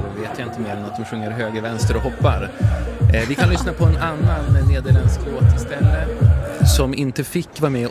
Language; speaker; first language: Swedish; native; Swedish